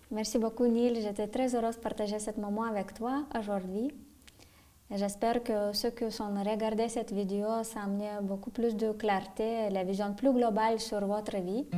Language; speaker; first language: French; non-native, fluent; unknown